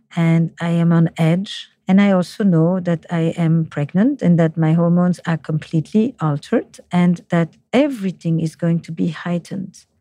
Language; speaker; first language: English; non-native, fluent; French